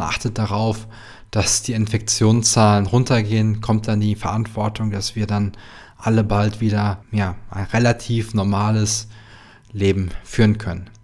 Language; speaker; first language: German; native; German